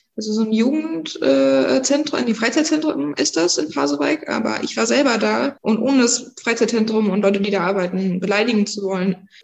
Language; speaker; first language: German; native; German